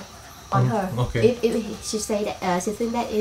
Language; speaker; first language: English; non-native, learner; Vietnamese